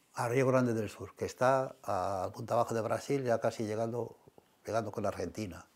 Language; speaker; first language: Spanish; native; Spanish